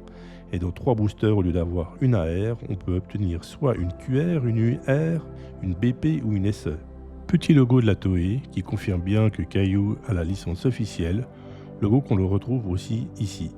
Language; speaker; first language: French; native; French